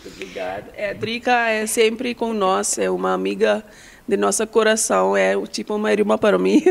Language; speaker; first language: Portuguese; non-native, learner; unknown